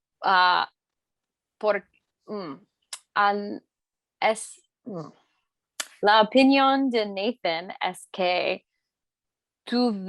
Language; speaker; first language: Spanish; non-native, learner; English